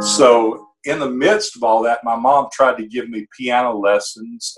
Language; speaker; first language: English; native; English